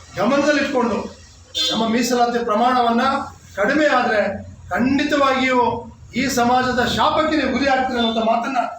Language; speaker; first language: Kannada; non-native, local second language; Lambadi